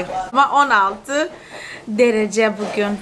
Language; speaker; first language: Turkish; non-native, fluent; Portuguese